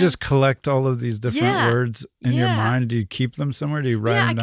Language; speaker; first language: English; native; English